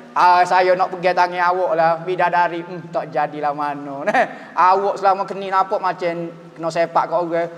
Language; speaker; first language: Malay; native; Malay